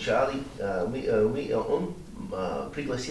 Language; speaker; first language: Russian; non-native, learner; English